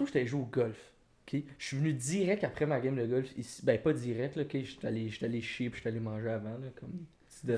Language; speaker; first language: French; native; French